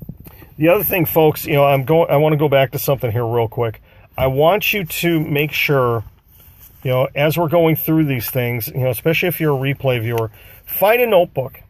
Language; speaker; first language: English; native; English